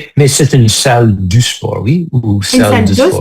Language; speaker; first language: French; non-native, fluent; English